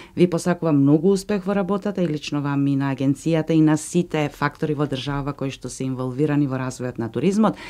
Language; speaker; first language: Macedonian; native; Macedonian